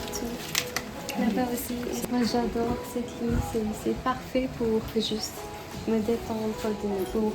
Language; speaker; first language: French; non-native, fluent; Japanese